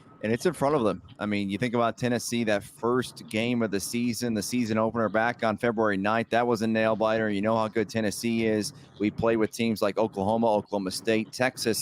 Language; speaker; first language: English; native; English